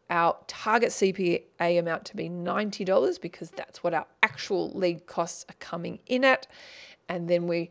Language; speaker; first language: English; native; English